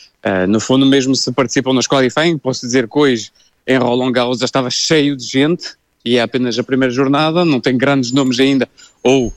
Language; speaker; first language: Portuguese; native; Portuguese